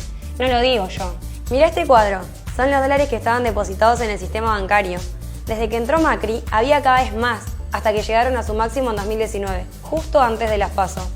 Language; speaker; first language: Spanish; native; Spanish